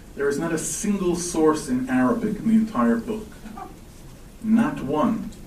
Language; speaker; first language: English; native; English